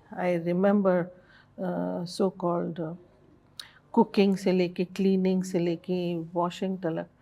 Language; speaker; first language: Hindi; early bilingual, other home language; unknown